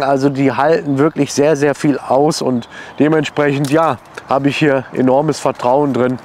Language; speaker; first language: German; native; German